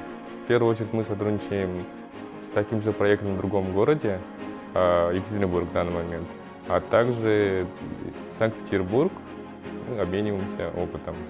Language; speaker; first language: Russian; early bilingual, other home language; Kyrgyz